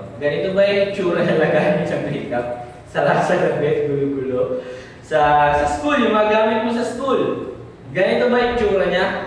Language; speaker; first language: Filipino; native; Filipino